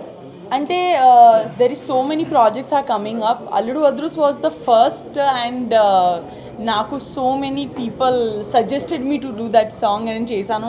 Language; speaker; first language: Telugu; non-native, learner; Gujarati